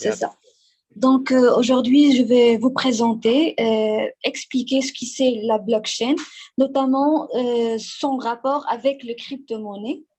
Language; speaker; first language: French; non-native, local second language; Arabic